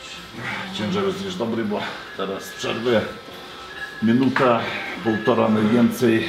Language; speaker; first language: Polish; non-native, fluent; Lithuanian